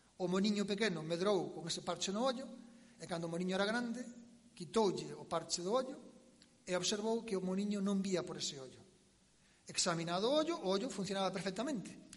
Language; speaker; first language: Galician; native; Galician